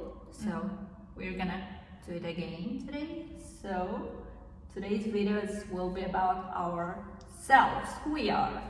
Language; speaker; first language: English; non-native, learner; Kazakh